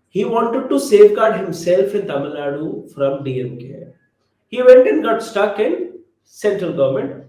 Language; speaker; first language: English; non-native, local second language; Tamil